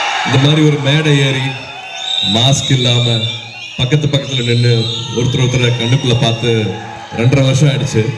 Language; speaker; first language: Tamil; native; Tamil